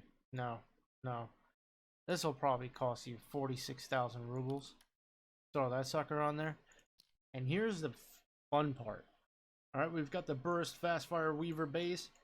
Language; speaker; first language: English; native; English